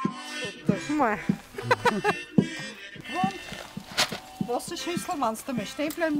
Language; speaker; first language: German; native; German